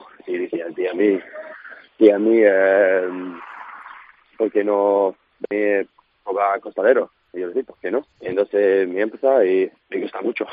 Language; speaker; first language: Spanish; non-native, learner; English